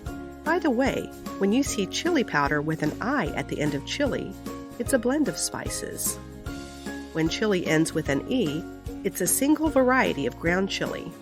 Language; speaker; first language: English; native; English